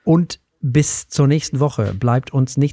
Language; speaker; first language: German; native; German